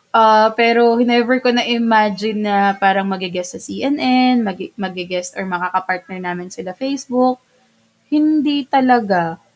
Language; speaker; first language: Filipino; non-native, local second language; Bikol